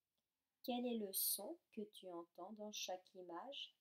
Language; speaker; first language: French; native; French